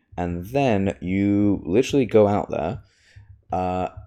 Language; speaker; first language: English; native; English